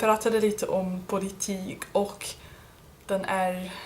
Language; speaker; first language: Swedish; non-native, learner; English